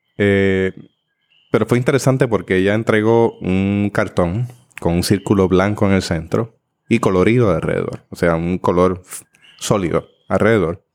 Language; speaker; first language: Spanish; native; Spanish